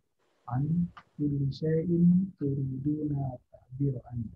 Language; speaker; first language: Arabic; non-native, fluent; Indonesian